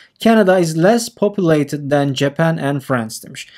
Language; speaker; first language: English; non-native, fluent; Turkish